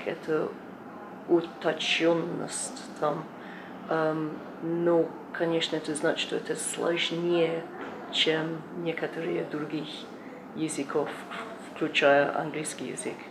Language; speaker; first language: Russian; non-native, learner; English